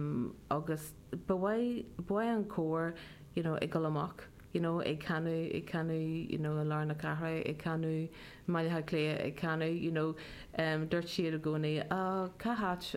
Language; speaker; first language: Irish; non-native, local second language; English